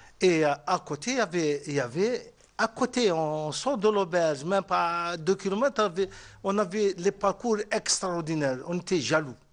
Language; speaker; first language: French; non-native, local second language; Arabic